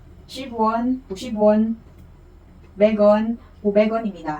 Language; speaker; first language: Korean; non-native, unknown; Filipino